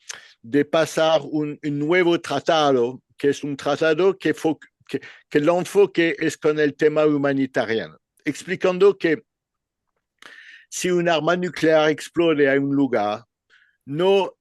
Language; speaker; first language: Spanish; non-native, learner; French